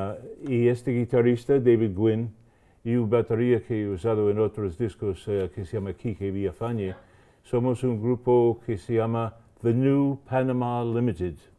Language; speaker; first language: Spanish; non-native, fluent; English